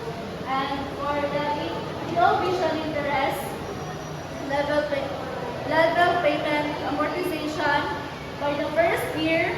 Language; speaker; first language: English; non-native, local second language; Cebuano